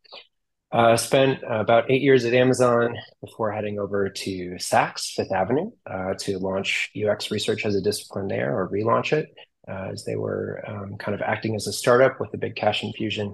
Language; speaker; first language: English; native; English